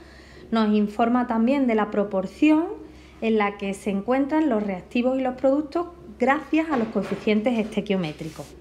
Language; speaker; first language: Spanish; native; Spanish